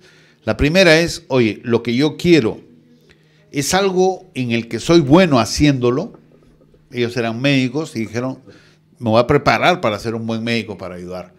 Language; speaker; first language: Spanish; native; Spanish